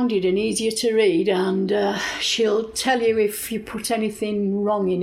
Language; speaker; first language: English; native; English